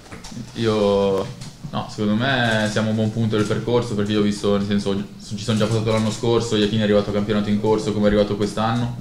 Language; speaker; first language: Italian; native; Italian